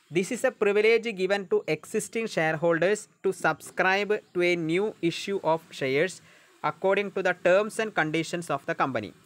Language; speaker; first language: English; non-native, local second language; Malayalam